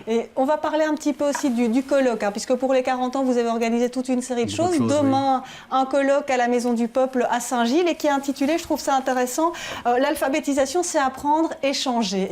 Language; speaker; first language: French; native; French